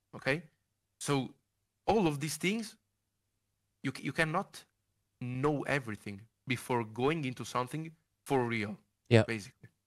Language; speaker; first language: English; non-native, fluent; Italian